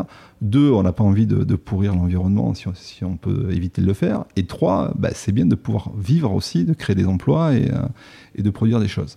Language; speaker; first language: French; native; French